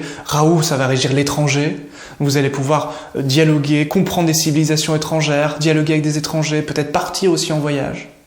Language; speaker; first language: French; native; French